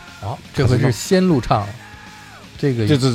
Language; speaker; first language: Chinese; native; Chinese